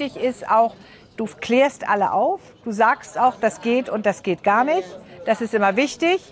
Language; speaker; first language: German; native; German